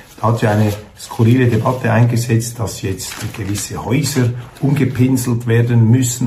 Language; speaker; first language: German; native; German